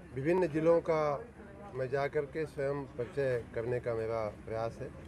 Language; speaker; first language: Hindi; native; Hindi